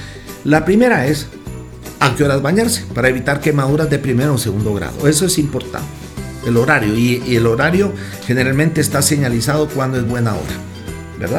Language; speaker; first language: Spanish; native; Spanish